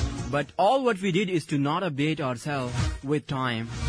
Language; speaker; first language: English; non-native, local second language; Hindi